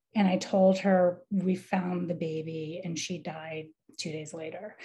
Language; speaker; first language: English; native; English